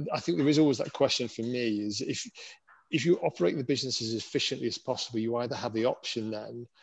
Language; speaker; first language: English; native; English